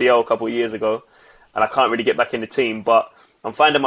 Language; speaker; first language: English; native; English